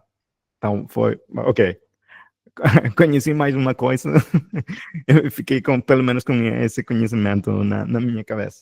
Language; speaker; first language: Portuguese; non-native, fluent; Spanish